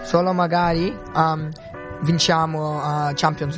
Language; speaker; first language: Italian; early bilingual, heritage; English